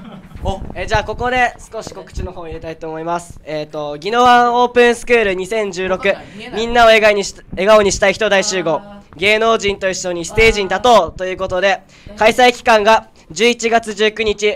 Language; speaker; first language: Japanese; native; Japanese